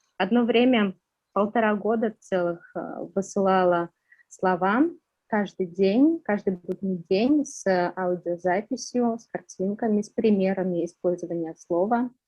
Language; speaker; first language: Russian; non-native, local second language; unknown